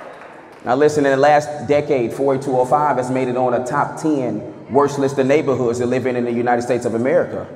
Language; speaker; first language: English; native; English